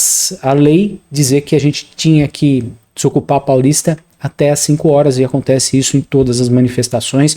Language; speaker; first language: Portuguese; native; Portuguese